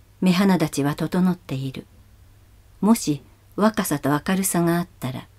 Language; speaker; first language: Japanese; native; Japanese